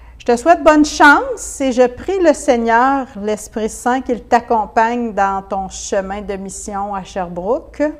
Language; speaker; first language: French; native; French